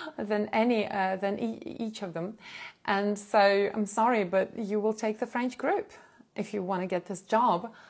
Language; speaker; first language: English; non-native, fluent; Russian